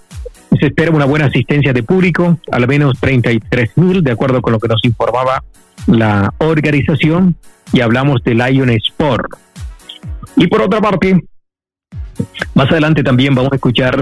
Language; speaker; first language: Spanish; native; Spanish